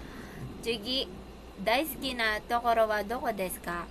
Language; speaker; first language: Japanese; non-native, learner; Filipino